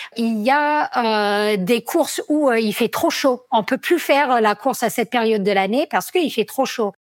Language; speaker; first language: French; non-native, fluent; English